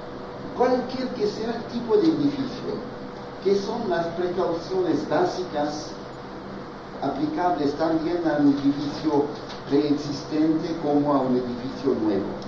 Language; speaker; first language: Spanish; non-native, fluent; French